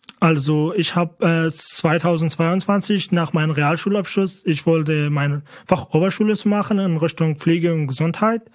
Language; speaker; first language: German; non-native, fluent; Kurdish